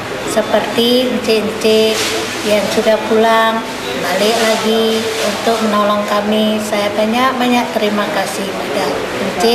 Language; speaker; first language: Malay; non-native, local second language; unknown